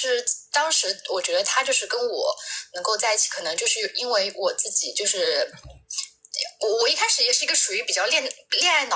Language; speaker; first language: Chinese; native; Chinese